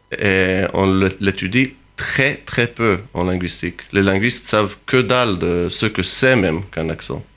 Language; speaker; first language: French; non-native, fluent; Hebrew